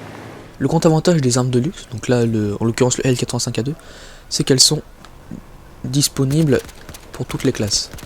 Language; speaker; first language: French; native; French